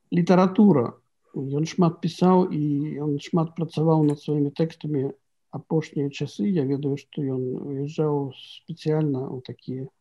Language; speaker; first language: Belarusian; native; Belarusian